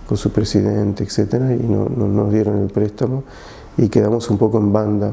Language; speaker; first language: Spanish; native; Spanish